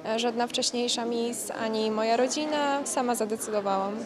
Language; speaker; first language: Polish; native; Polish